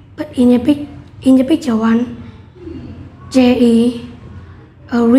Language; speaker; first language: English; non-native, learner; Vietnamese